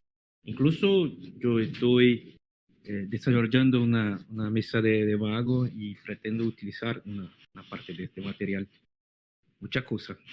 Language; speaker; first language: Spanish; non-native, learner; Portuguese